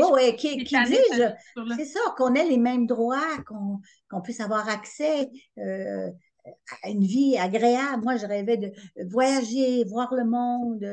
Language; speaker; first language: French; native; French